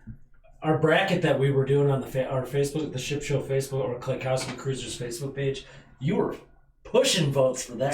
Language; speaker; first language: English; native; English